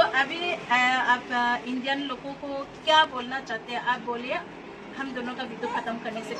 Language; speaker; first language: Hindi; non-native, local second language; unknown